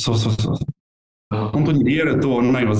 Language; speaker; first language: Japanese; non-native, learner; French